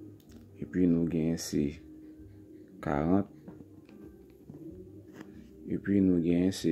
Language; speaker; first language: French; non-native, learner; Haitian Creole